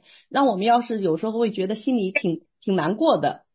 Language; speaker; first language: Chinese; native; Chinese